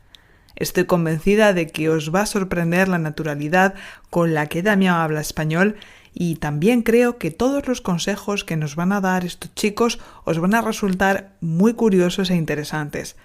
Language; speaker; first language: Spanish; native; Spanish